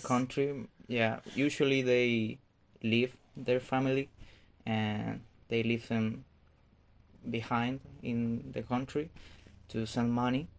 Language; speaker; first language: English; non-native, fluent; Spanish